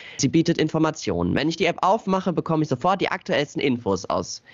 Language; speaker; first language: German; native; German